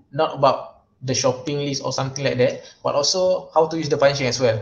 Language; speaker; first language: English; non-native, local second language; Malay